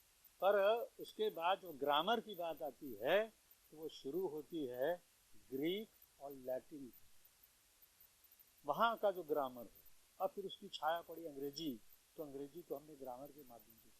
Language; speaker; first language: Hindi; native; Hindi